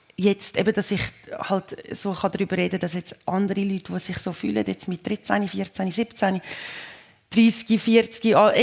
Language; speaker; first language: German; native; German